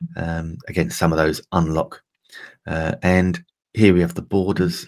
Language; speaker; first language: English; native; English